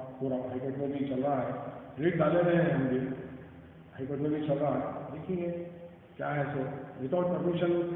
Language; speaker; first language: Urdu; native; Urdu